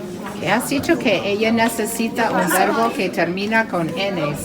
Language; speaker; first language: Spanish; non-native, fluent; English